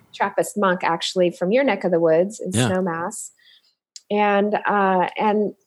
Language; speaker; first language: English; native; English